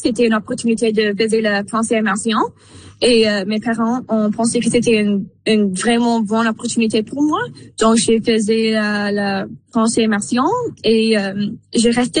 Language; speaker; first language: French; non-native, local second language; English